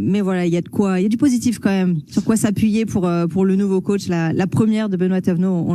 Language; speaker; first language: French; native; French